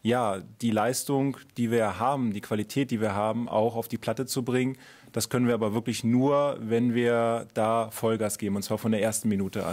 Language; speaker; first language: German; native; German